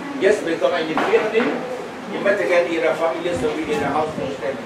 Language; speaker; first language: German; non-native, learner; Vietnamese